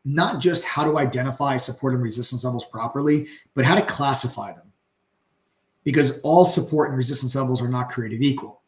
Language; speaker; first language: English; native; English